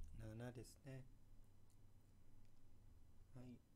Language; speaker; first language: Japanese; non-native, fluent; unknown